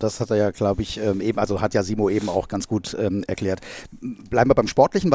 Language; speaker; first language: German; native; German